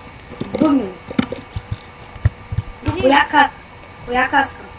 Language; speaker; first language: Bulgarian; native; Bulgarian